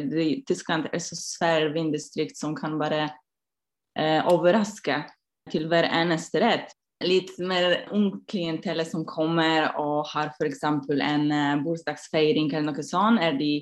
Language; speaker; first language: Norwegian; non-native, fluent; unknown